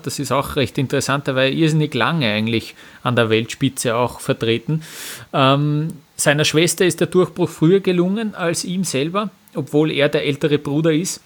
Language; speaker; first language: German; native; German